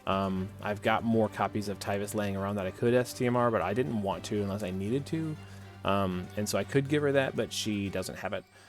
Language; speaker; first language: English; native; English